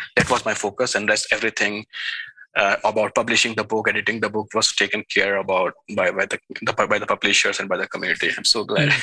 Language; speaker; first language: English; non-native, local second language; Hindi